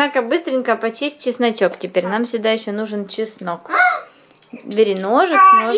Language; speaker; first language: Russian; native; Russian